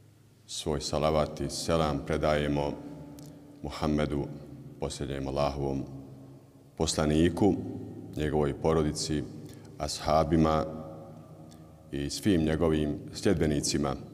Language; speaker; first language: Bosnian; native; Bosnian